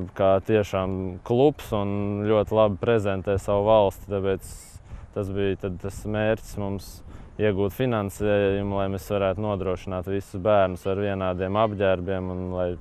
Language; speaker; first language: Latvian; native; Latvian